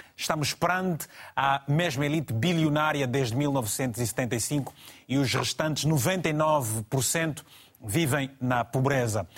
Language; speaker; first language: Portuguese; native; Portuguese